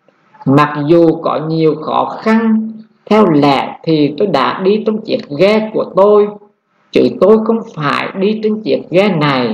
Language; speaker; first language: Vietnamese; native; Vietnamese